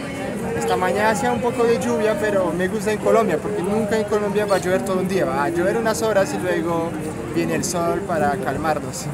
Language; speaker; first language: Spanish; non-native, fluent; French